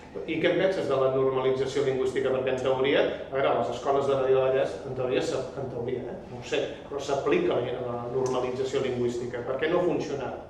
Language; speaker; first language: Catalan; native; Catalan